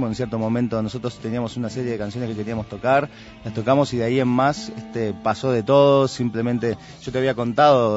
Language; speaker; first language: Spanish; native; Spanish